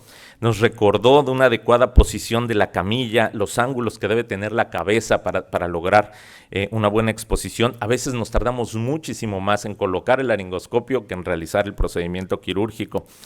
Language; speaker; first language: Spanish; native; Spanish